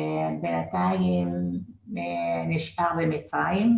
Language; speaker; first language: Hebrew; non-native, fluent; Arabic